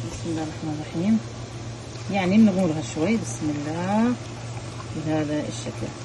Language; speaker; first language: Arabic; native; Arabic